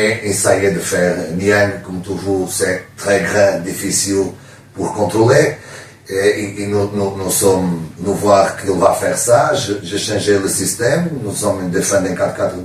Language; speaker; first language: French; non-native, learner; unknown